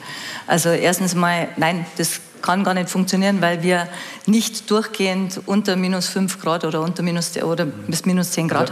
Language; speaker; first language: German; native; German